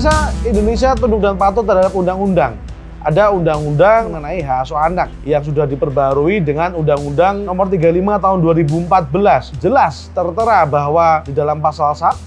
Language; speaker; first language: Indonesian; native; Indonesian